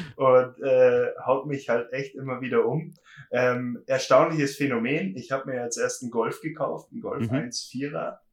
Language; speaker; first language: German; native; German